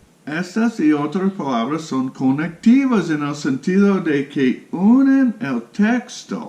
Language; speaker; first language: Spanish; non-native, fluent; English